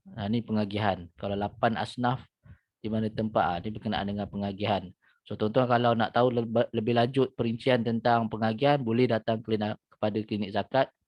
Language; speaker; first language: Malay; native; Malay